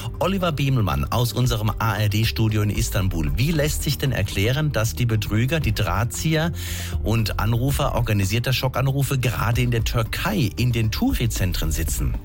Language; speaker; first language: German; native; German